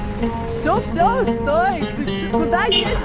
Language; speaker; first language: Russian; native; Russian